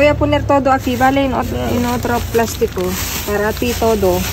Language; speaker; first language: Spanish; non-native, learner; Filipino